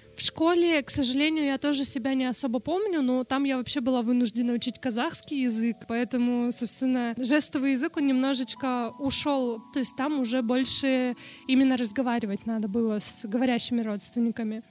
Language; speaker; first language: Russian; non-native, local second language; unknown